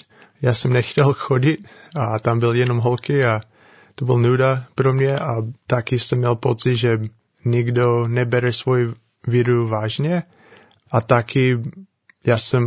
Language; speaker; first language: Czech; non-native, fluent; English